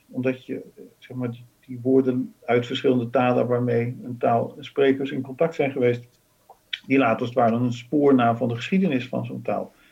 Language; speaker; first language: Dutch; native; Dutch